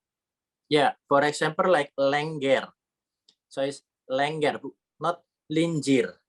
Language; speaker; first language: English; non-native, learner; Indonesian